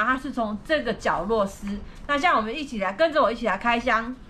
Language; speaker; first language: Chinese; native; Chinese